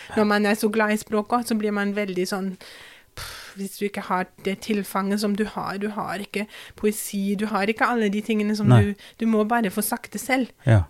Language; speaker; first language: Norwegian; non-native, fluent; German